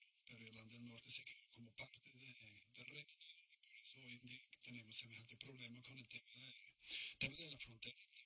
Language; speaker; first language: Spanish; non-native, fluent; English